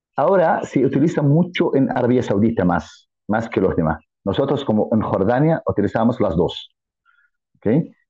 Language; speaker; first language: Spanish; non-native, fluent; Arabic